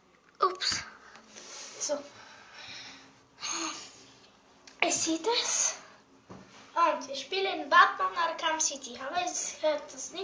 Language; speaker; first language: German; non-native, learner; Bulgarian